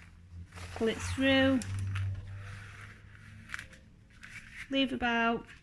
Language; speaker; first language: English; native; English